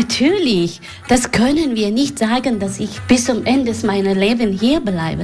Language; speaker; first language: German; non-native, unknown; Persian